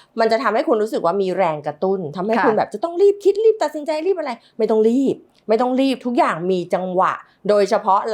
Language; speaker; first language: Thai; native; Thai